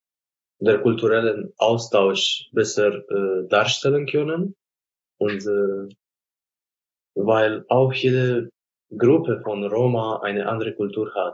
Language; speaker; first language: German; non-native, fluent; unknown